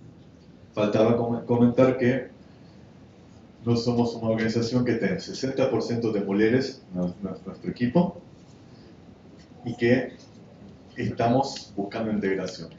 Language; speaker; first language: Portuguese; non-native, learner; Spanish